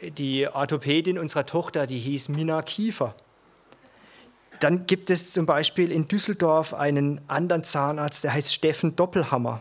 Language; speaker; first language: German; native; German